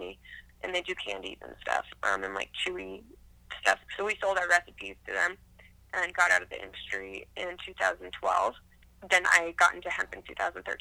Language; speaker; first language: English; native; English